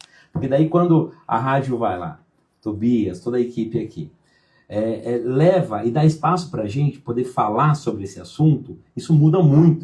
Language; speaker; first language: Portuguese; native; Portuguese